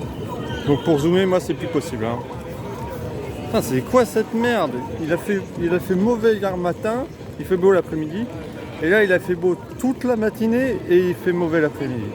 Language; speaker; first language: French; native; French